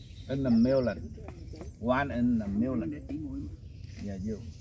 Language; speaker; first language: English; non-native, learner; Vietnamese